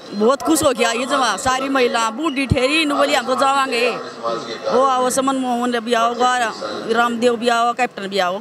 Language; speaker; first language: Hindi; native; Hindi